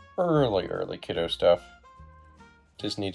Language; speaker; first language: English; native; English